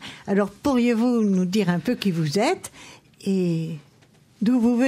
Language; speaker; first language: French; native; French